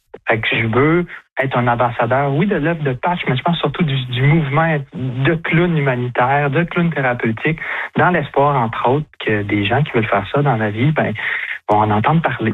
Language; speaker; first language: French; native; French